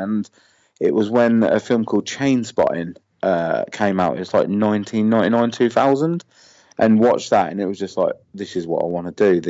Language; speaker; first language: English; native; English